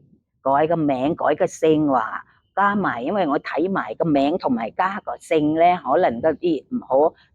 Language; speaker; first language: Cantonese; non-native, learner; Thai